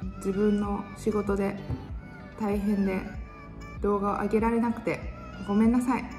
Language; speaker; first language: Japanese; native; Japanese